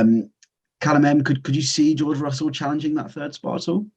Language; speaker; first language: English; native; English